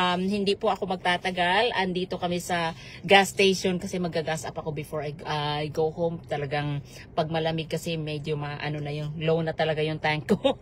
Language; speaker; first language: Filipino; native; Filipino